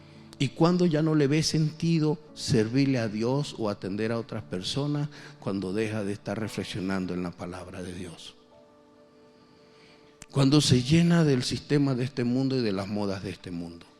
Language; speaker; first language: Spanish; native; Spanish